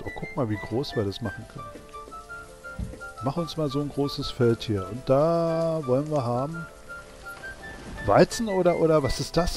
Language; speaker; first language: German; native; German